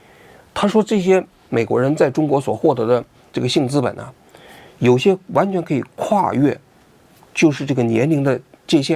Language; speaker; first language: Chinese; native; Chinese